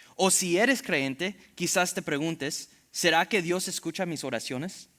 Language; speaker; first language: Spanish; early bilingual, heritage; Spanish